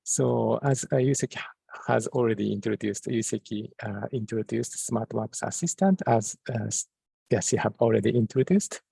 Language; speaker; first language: English; non-native, fluent; Japanese